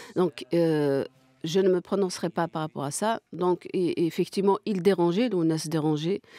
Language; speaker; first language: French; non-native, local second language; Kabyle